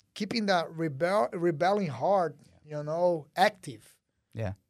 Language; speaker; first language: English; early bilingual, other home language; Portuguese